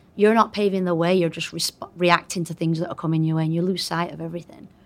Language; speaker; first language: English; native; English